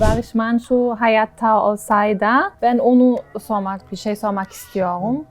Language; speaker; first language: Turkish; non-native, learner; German